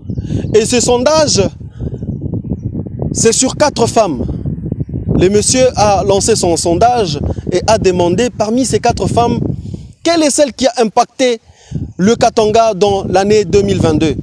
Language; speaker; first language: French; non-native, local second language; Swahili